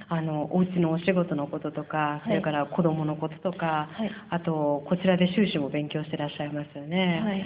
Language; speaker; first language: Japanese; native; Japanese